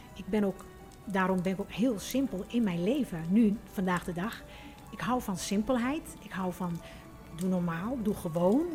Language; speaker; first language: Dutch; early bilingual, other home language; Turkish